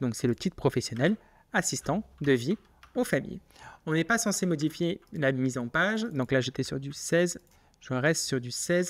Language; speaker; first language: French; native; French